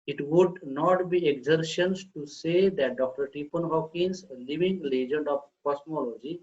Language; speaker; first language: English; non-native, local second language; Marathi